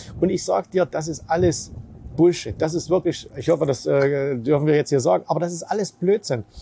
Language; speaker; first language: German; native; German